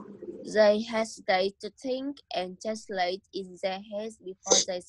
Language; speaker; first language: English; non-native, learner; Vietnamese